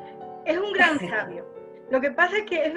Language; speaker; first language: Spanish; native; Spanish